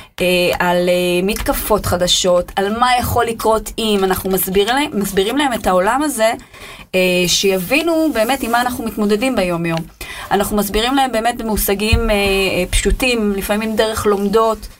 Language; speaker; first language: Hebrew; native; Hebrew